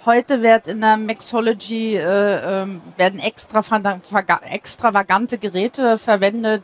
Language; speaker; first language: German; native; German